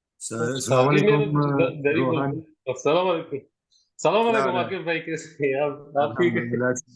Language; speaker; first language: Hindi; non-native, learner; Persian